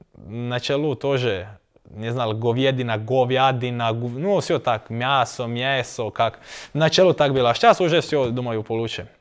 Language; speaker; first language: Russian; non-native, learner; Croatian